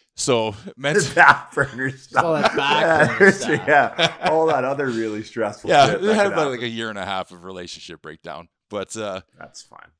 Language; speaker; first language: English; native; English